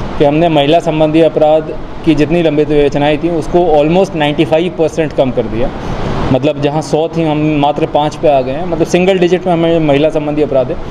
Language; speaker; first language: Hindi; native; Hindi